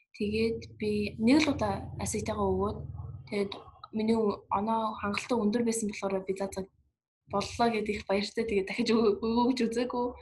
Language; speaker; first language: Mongolian; early bilingual, heritage; Mongolian